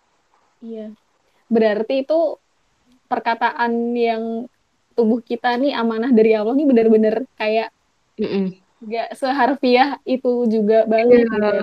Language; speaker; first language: Indonesian; native; Indonesian